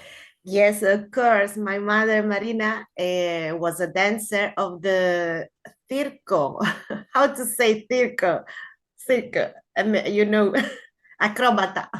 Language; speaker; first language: English; non-native, learner; Spanish